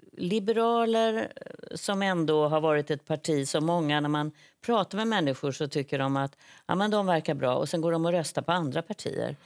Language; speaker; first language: Swedish; native; Swedish